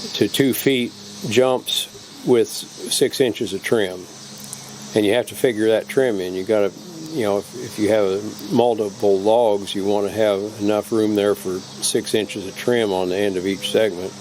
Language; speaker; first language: English; native; English